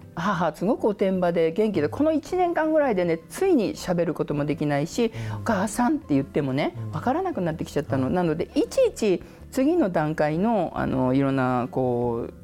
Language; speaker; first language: Japanese; native; Japanese